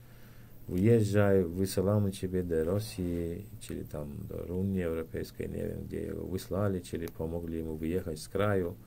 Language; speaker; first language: Polish; non-native, learner; Turkmen